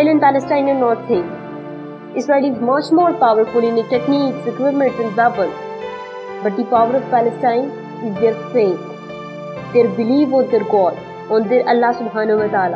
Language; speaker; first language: English; non-native, local second language; Urdu